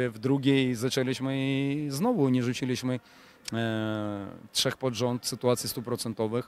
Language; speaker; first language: Polish; non-native, fluent; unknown